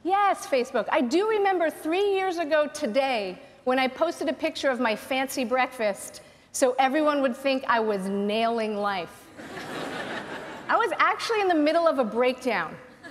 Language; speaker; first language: English; native; English